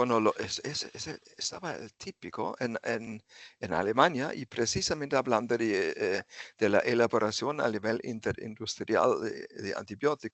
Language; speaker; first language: Spanish; non-native, fluent; German